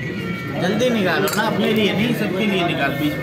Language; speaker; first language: Hindi; native; Hindi